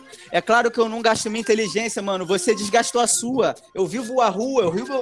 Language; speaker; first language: Portuguese; native; Portuguese